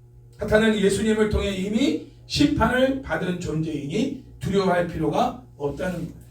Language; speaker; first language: Korean; native; Korean